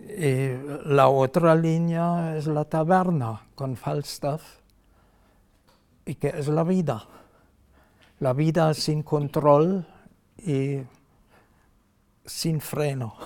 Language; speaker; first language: Spanish; non-native, fluent; German